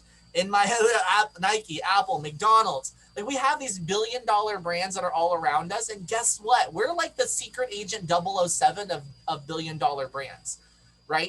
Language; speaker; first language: English; native; English